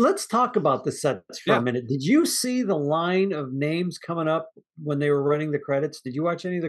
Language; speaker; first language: English; native; English